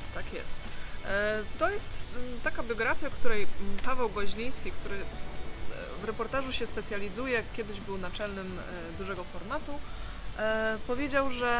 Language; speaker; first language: Polish; native; Polish